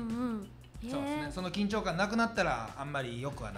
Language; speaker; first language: Japanese; native; Japanese